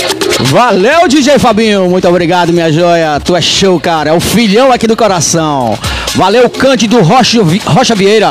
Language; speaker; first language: Portuguese; native; Portuguese